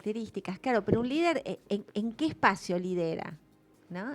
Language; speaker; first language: Spanish; native; Spanish